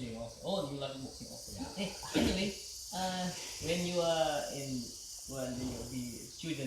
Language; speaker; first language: English; non-native, learner; Indonesian